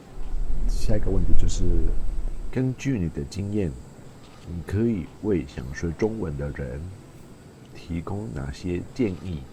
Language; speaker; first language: Chinese; non-native, fluent; Spanish